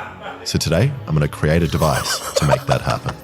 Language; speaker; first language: English; native; English